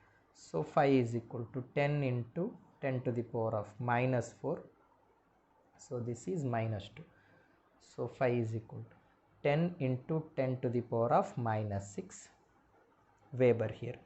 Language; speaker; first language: English; non-native, local second language; Kannada